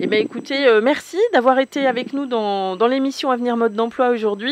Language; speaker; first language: French; native; French